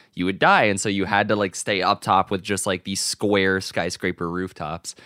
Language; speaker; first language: English; native; English